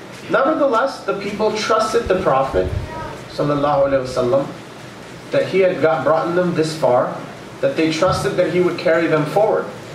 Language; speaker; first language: English; early bilingual, other home language; Urdu